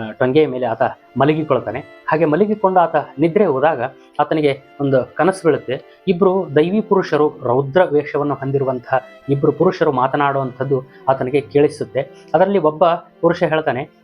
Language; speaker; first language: Kannada; native; Kannada